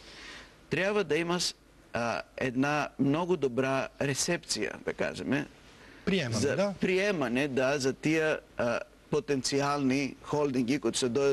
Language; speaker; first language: Bulgarian; non-native, fluent; Greek